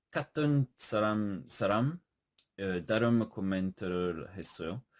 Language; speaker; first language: Korean; non-native, learner; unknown